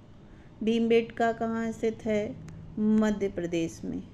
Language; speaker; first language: Hindi; native; Hindi